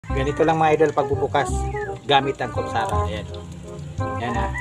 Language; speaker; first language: Filipino; non-native, local second language; Bikol